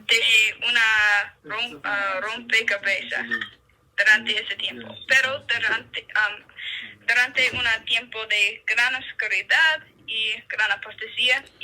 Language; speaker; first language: Spanish; non-native, learner; English